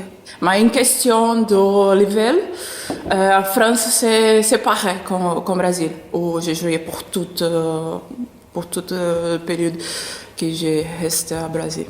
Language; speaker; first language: French; non-native, learner; Portuguese